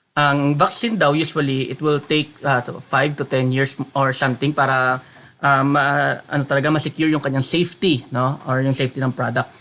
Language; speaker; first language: Filipino; non-native, local second language; Hiligaynon